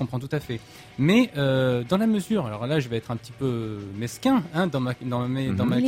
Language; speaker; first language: French; native; French